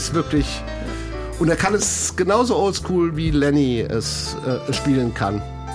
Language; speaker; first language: German; native; German